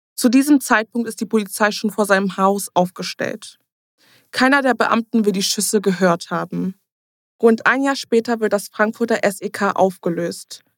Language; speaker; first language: German; early bilingual, other home language; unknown